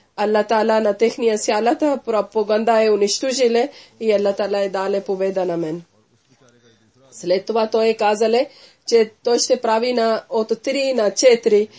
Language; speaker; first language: Bulgarian; non-native, fluent; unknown